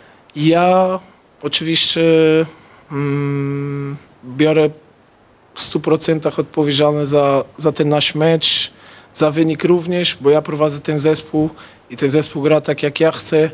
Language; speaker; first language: Polish; non-native, fluent; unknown